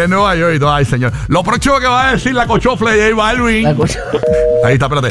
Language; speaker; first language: Spanish; native; Spanish